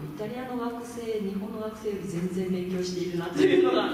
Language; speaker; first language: Japanese; native; Japanese